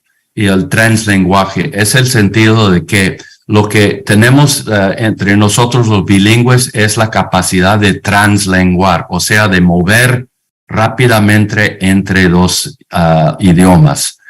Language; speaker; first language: Spanish; non-native, fluent; English